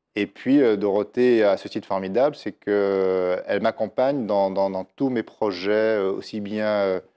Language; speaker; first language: French; native; French